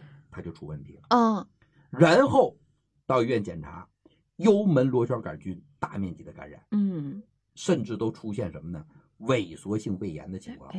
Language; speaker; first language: Chinese; native; Chinese